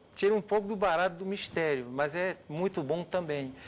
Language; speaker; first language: Portuguese; non-native, fluent; French